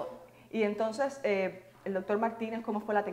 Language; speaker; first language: Spanish; native; Spanish